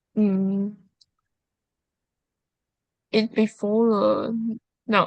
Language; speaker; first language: English; non-native, learner; Chinese